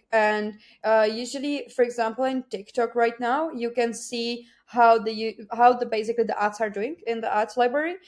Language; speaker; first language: English; non-native, fluent; Czech